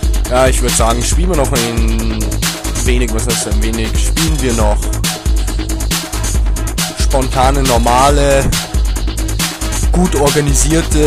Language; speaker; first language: German; native; German